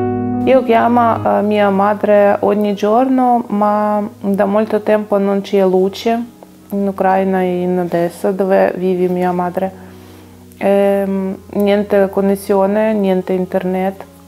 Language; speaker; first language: Italian; non-native, learner; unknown